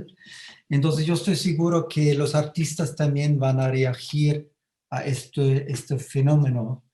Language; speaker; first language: Spanish; non-native, fluent; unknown